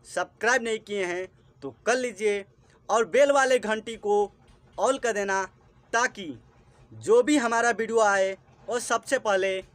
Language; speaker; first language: Hindi; native; Hindi